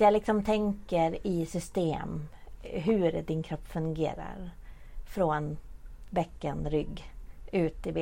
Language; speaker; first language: Swedish; native; Swedish